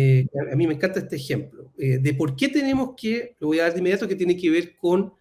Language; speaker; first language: Spanish; native; Spanish